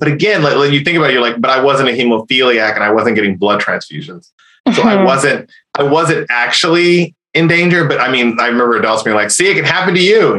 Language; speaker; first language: English; native; English